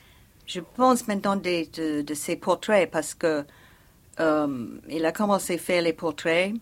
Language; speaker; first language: French; non-native, fluent; English